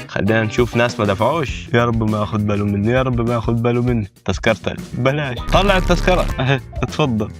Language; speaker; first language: Arabic; native; Arabic